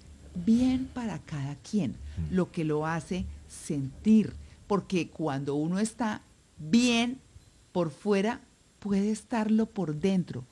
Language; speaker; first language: Spanish; native; Spanish